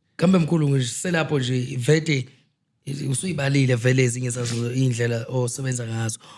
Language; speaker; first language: Zulu; native; Zulu